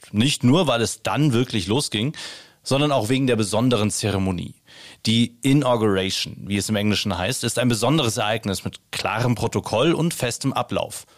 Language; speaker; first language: German; native; German